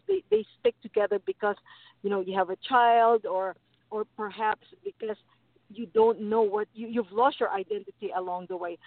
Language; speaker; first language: English; non-native, local second language; Filipino